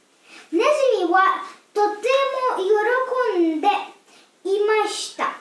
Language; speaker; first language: Japanese; non-native, learner; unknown